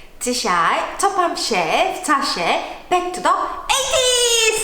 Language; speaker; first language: Polish; non-native, learner; Korean